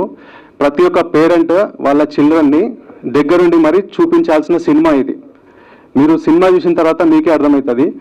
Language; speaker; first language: Telugu; native; Telugu